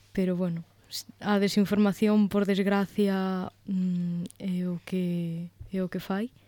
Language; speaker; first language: Galician; native; Galician